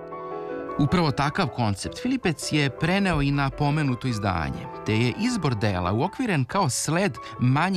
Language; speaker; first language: Serbian; native; Serbian